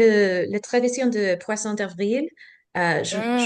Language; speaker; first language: French; non-native, learner; English